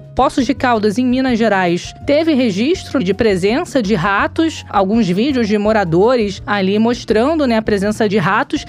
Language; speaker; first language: Portuguese; native; Portuguese